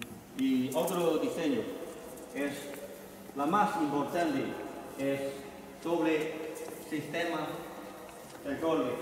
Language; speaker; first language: Spanish; non-native, learner; Chinese